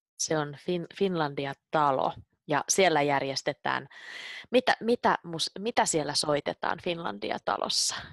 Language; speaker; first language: Finnish; native; Finnish